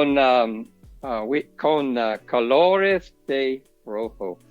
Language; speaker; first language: Spanish; non-native, learner; English